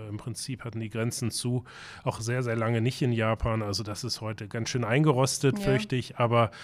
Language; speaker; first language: German; native; German